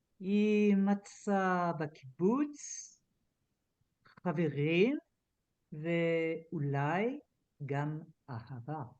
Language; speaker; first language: Hebrew; non-native, learner; French